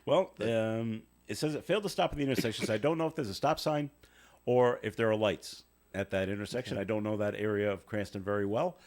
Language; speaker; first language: English; native; English